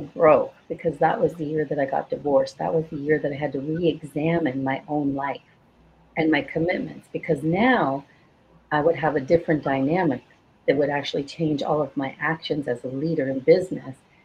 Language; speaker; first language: English; native; English